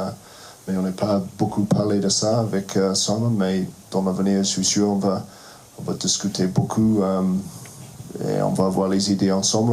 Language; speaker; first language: French; non-native, fluent; English